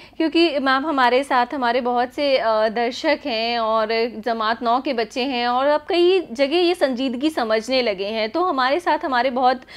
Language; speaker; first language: Hindi; native; Hindi